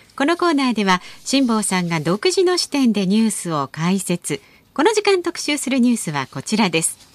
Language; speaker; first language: Japanese; native; Japanese